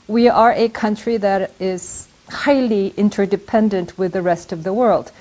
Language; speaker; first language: English; non-native, fluent; Korean